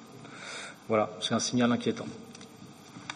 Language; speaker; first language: French; native; French